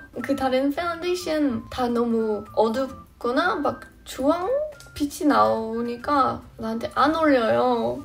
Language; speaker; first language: Korean; non-native, fluent; English